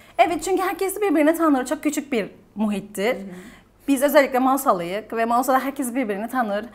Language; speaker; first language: Turkish; native; Turkish